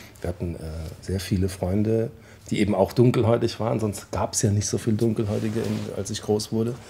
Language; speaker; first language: German; early bilingual, other home language; English